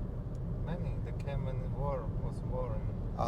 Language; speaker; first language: English; non-native, learner; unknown